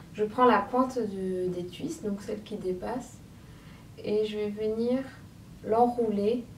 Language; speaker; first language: French; native; French